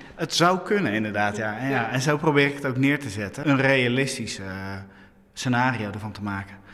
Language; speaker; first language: Dutch; native; Dutch